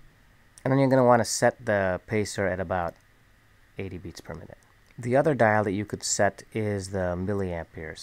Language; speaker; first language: English; native; English